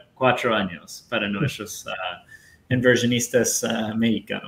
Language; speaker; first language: Spanish; non-native, fluent; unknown